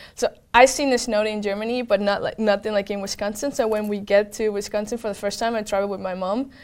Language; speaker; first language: English; non-native, fluent; Spanish